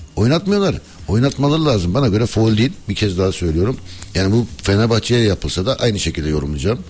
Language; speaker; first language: Turkish; early bilingual, heritage; Turkish